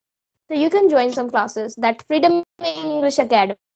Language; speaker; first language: English; non-native, local second language; Hindi